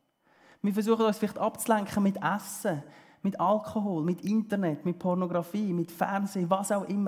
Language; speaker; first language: German; early bilingual, heritage; German